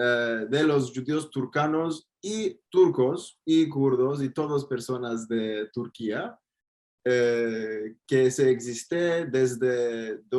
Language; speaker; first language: Spanish; non-native, fluent; Turkish